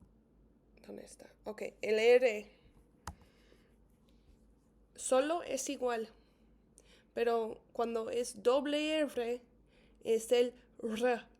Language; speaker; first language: Spanish; non-native, fluent; English